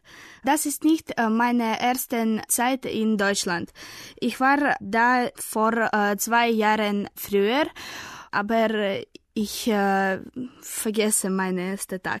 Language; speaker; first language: German; non-native, learner; Russian